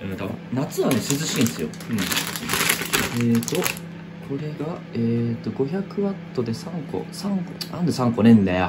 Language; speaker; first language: Japanese; native; Japanese